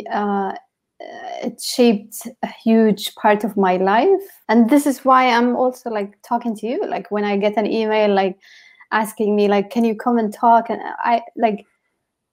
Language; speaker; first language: English; non-native, fluent; Arabic